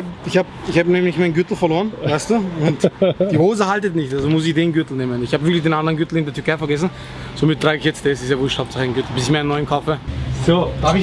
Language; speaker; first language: German; native; German